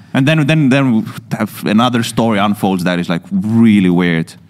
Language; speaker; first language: English; non-native, fluent; Estonian